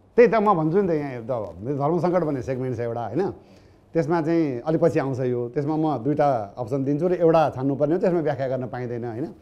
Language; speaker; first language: Nepali; native; Nepali